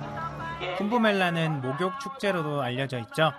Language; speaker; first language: Korean; native; Korean